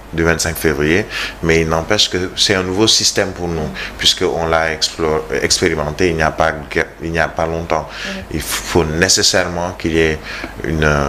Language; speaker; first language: French; non-native, local second language; Wolof